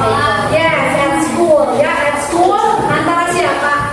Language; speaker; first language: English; non-native, fluent; Indonesian